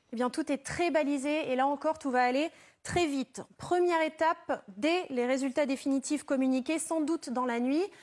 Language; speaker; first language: French; native; French